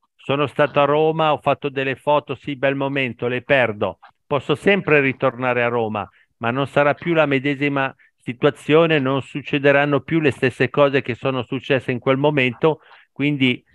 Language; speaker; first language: Italian; native; Italian